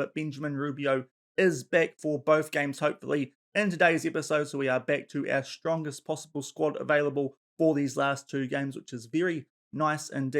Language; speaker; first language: English; native; English